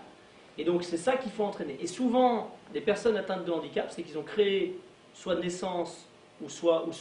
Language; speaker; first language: French; native; French